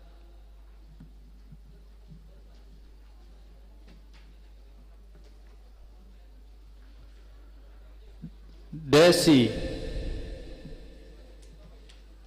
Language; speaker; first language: Indonesian; native; Indonesian